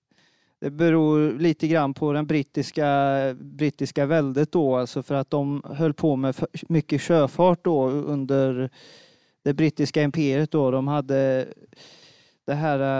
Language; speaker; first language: Swedish; native; Swedish